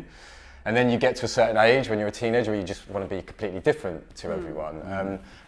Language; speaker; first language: English; native; English